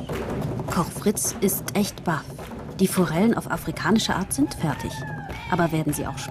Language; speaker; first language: German; native; German